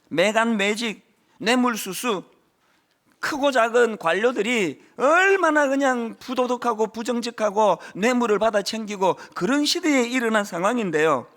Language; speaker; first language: Korean; native; Korean